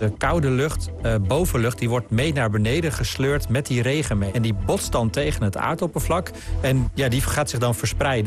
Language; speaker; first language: Dutch; native; Dutch